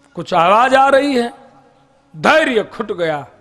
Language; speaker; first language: Hindi; non-native, local second language; Gujarati